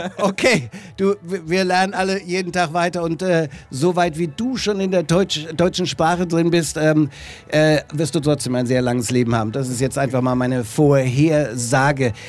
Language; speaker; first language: German; native; German